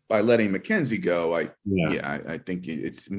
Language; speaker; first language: English; native; English